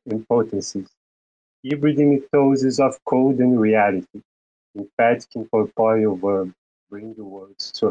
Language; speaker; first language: English; non-native, fluent; Portuguese